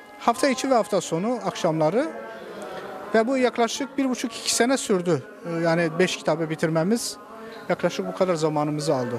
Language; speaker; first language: Turkish; non-native, local second language; Zaza